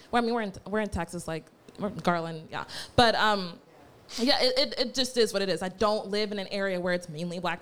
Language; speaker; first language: English; native; English